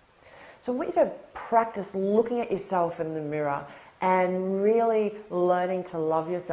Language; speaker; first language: English; native; English